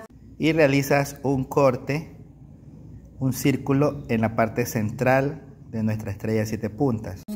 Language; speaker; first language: Spanish; native; Spanish